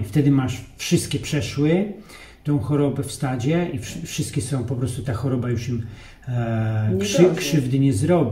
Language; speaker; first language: Polish; native; Polish